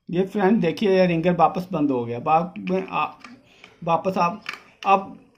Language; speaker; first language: Hindi; non-native, local second language; Dogri